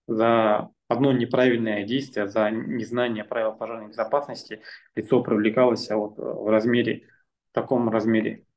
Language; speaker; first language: Russian; non-native, local second language; Kazakh